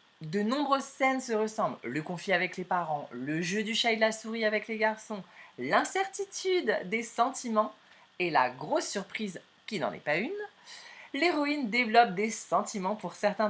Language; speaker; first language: French; native; French